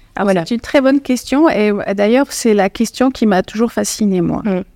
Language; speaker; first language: French; non-native, local second language; Arabic